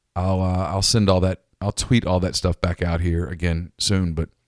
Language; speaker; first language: English; native; English